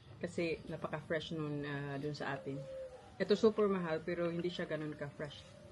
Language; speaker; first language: Filipino; non-native, local second language; Cebuano